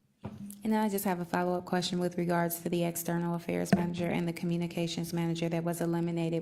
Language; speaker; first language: English; native; English